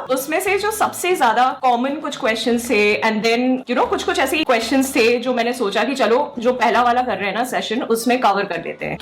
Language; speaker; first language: Hindi; native; Hindi